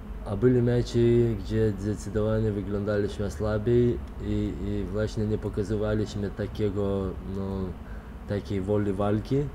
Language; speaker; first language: Polish; non-native, fluent; Lithuanian